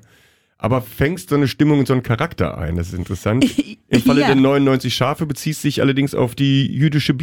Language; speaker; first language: German; native; German